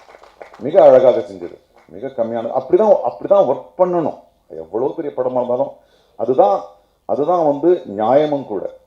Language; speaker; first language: Tamil; native; Tamil